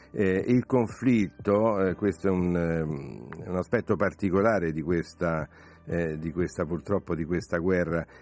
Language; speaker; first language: Italian; native; Italian